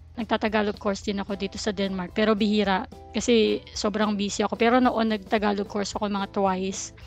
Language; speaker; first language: Filipino; native; Filipino